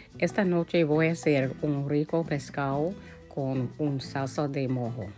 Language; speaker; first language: Spanish; early bilingual, heritage; English